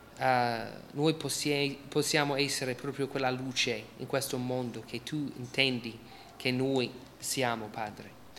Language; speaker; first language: Italian; non-native, fluent; English